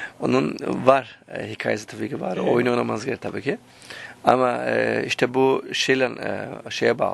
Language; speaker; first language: Turkish; early bilingual, heritage; Turkish